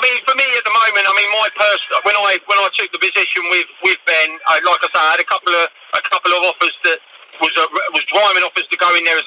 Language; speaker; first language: English; native; English